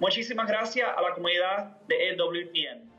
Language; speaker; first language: Spanish; non-native, fluent; English